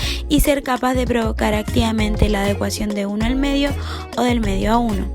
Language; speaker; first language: Spanish; native; Spanish